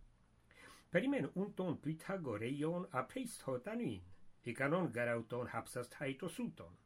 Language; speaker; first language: Greek; non-native, fluent; English